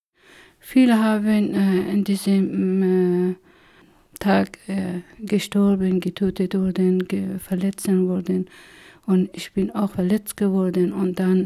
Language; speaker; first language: German; non-native, learner; Persian